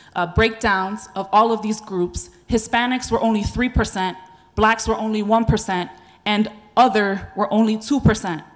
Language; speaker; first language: English; native; English